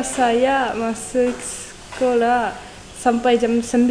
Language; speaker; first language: Indonesian; non-native, learner; Japanese